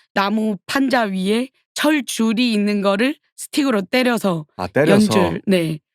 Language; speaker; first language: Korean; early bilingual, heritage; Korean